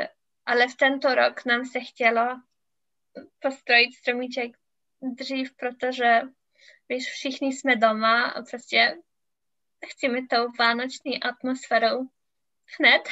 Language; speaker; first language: Czech; non-native, learner; English